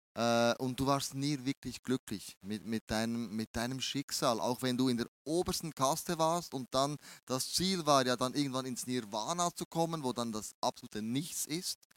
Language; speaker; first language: German; native; German